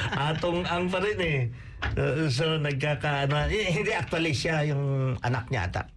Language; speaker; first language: Filipino; non-native, local second language; Cebuano